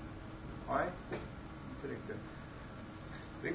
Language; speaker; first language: Swedish; native; Swedish